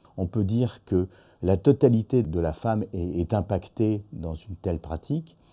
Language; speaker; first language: French; native; French